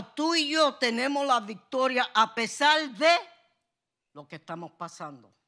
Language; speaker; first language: Spanish; native; Spanish